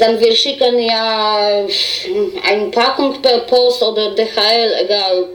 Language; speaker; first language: German; non-native, learner; Polish